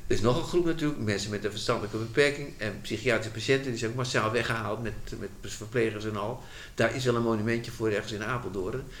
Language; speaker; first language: Dutch; native; Dutch